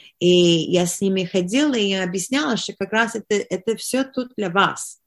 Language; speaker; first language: Russian; early bilingual, heritage; Russian